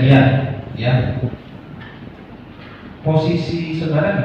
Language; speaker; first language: Indonesian; native; Indonesian